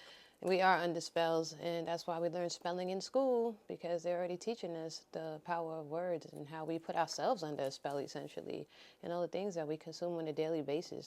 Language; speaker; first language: English; native; English